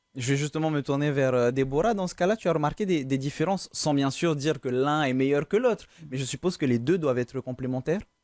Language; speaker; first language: French; native; French